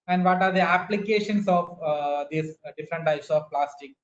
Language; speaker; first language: English; non-native, local second language; Malayalam